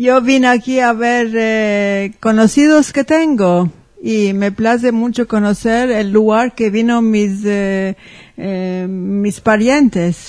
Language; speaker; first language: Spanish; early bilingual, heritage; Ladino